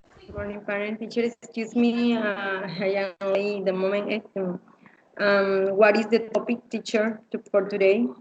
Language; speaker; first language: English; non-native, learner; Spanish